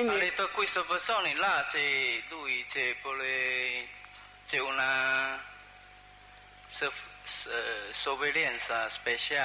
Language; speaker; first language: Italian; non-native, learner; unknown